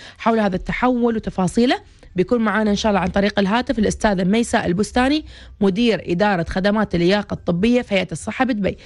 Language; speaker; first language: Arabic; native; Arabic